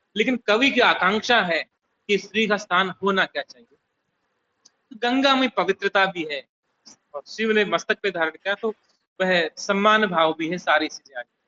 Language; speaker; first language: Hindi; native; Hindi